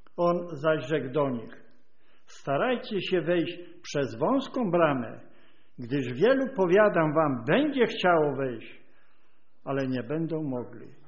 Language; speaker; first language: Polish; native; Polish